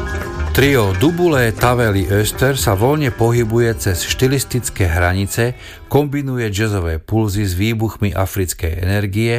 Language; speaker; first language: Slovak; native; Slovak